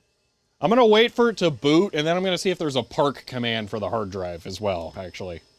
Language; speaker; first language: English; native; English